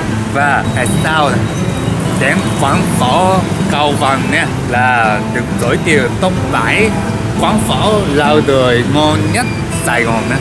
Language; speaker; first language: Vietnamese; non-native, learner; Japanese